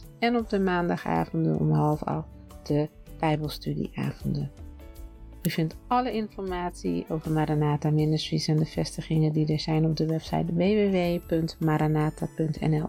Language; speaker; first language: Dutch; native; Dutch